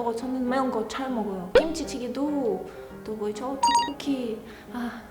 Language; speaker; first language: Korean; non-native, fluent; Russian